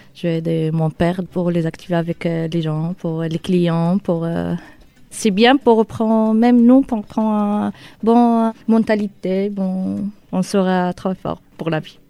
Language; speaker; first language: French; non-native, local second language; Arabic